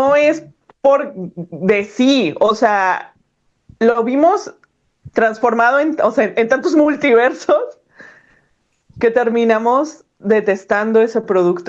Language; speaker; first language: Spanish; native; Spanish